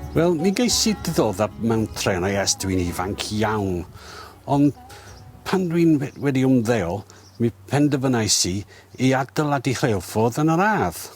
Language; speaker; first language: Welsh; non-native, learner; English